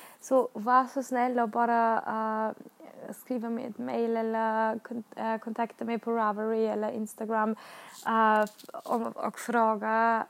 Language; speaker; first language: Swedish; non-native, fluent; German